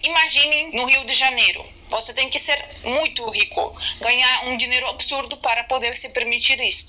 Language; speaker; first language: Portuguese; non-native, fluent; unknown